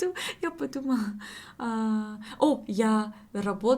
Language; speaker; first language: Russian; non-native, learner; English